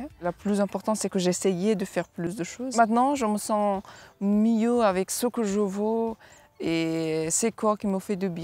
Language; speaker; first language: French; non-native, fluent; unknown